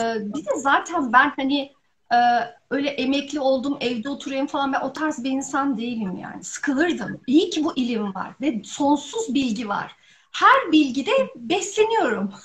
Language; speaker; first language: Turkish; early bilingual, heritage; Turkish